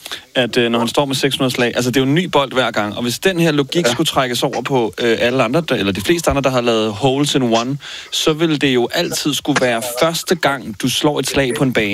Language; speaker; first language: Danish; native; Danish